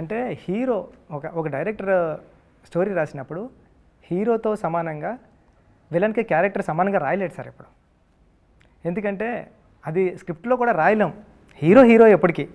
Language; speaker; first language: Telugu; native; Telugu